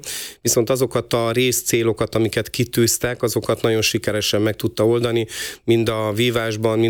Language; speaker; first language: Hungarian; native; Hungarian